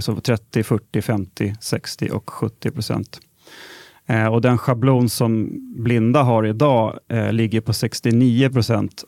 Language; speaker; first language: Swedish; native; Swedish